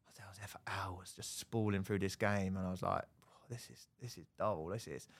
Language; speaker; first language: English; native; English